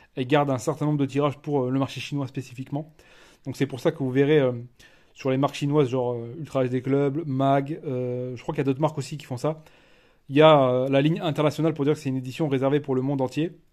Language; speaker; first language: French; native; French